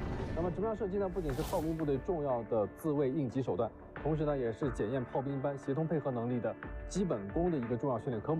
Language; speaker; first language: Chinese; native; Chinese